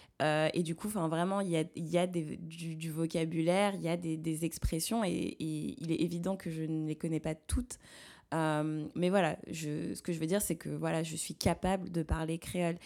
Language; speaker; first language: French; native; French